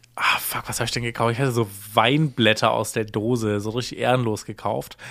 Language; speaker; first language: German; native; German